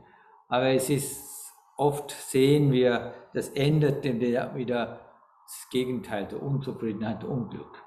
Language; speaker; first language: German; non-native, fluent; Sinhala